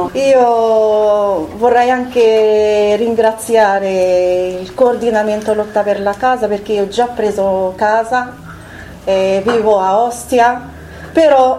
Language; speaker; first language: Italian; non-native, fluent; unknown